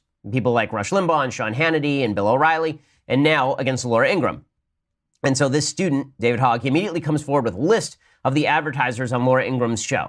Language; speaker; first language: English; native; English